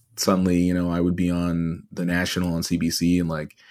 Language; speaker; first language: English; native; English